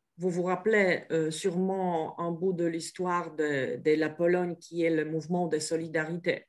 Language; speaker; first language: French; non-native, fluent; Polish